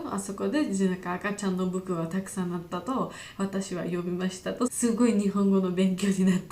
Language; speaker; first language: Japanese; non-native, learner; Georgian